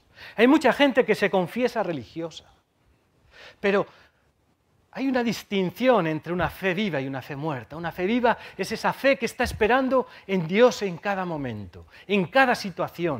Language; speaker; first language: Spanish; native; Spanish